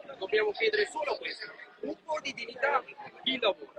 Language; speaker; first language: Italian; non-native, fluent; Punjabi